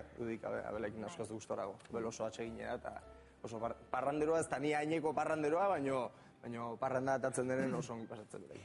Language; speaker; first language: Basque; native; Basque